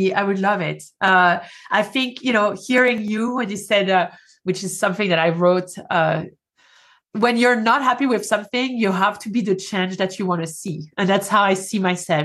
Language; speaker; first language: English; non-native, fluent; French